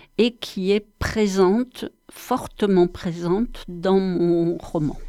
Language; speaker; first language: French; early bilingual, other home language; Arabic